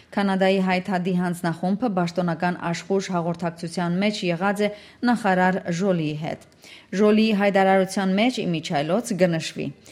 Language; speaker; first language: Armenian; native; Armenian